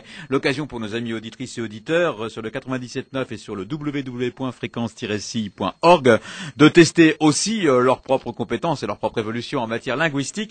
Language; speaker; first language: French; native; French